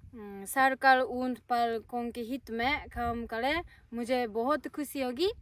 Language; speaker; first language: Hindi; non-native, learner; Japanese